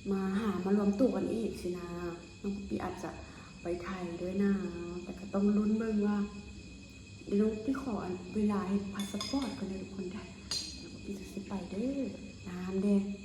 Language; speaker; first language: Thai; non-native, local second language; Lao